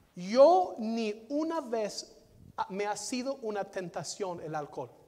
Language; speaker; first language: Spanish; non-native, fluent; English